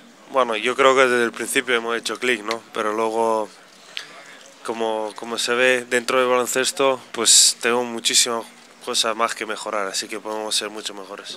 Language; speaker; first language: Spanish; non-native, fluent; Slovenian